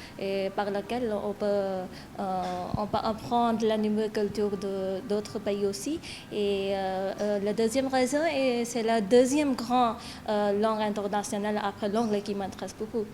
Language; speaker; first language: French; non-native, learner; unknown